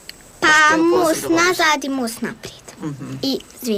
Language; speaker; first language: Serbian; native; Serbian